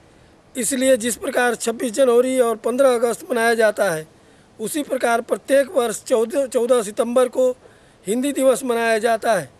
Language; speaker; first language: Hindi; native; Hindi